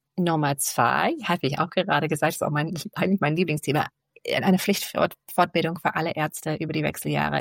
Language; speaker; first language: German; non-native, fluent; English